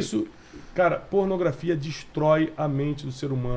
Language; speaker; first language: Portuguese; native; Portuguese